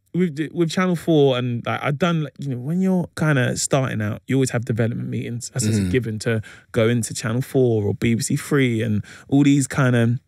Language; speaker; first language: English; native; English